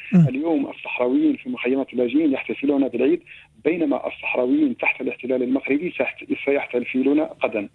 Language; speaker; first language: Arabic; native; Arabic